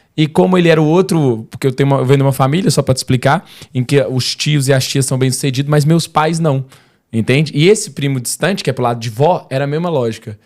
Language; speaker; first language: Portuguese; native; Portuguese